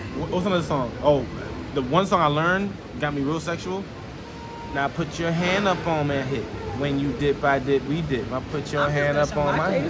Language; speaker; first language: English; early bilingual, other home language; Spanish